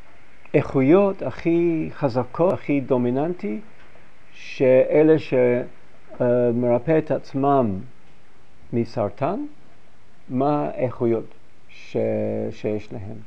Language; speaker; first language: Hebrew; non-native, fluent; English